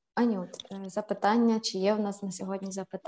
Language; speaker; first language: Ukrainian; native; Ukrainian